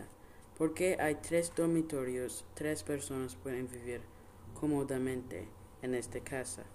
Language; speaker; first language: Spanish; non-native, learner; English